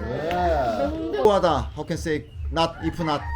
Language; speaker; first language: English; non-native, learner; Korean